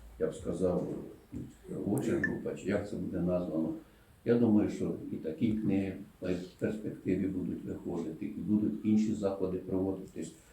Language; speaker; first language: Ukrainian; native; Ukrainian